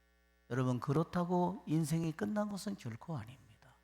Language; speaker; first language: Korean; native; Korean